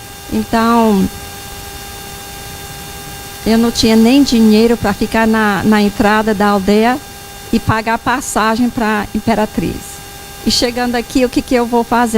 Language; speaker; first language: Portuguese; non-native, fluent; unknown